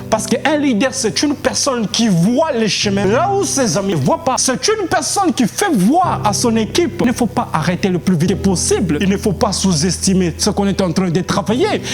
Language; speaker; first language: French; non-native, local second language; Lingala